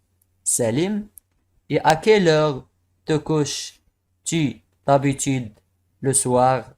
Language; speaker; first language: French; non-native, local second language; Arabic